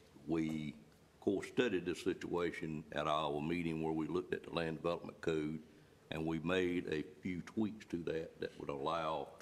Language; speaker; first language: English; native; English